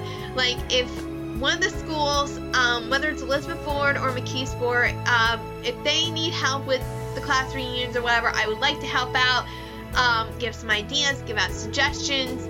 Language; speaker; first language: English; native; English